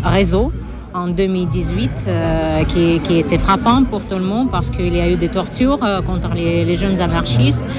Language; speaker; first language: French; non-native, fluent; Russian